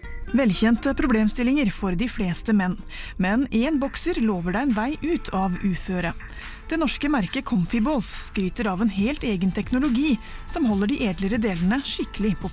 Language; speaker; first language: Norwegian; native; Norwegian